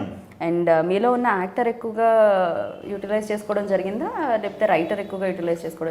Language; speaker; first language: Telugu; native; Telugu